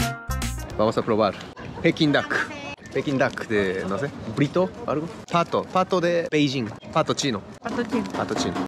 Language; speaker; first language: Spanish; non-native, learner; Japanese